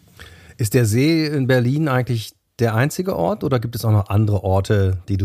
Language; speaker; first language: German; native; German